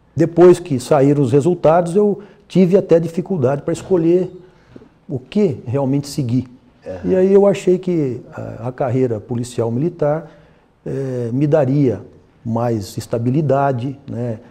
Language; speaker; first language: Portuguese; native; Portuguese